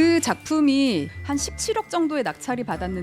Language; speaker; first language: Korean; native; Korean